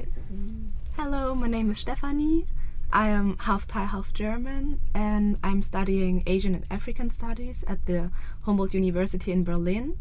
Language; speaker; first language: English; non-native, fluent; German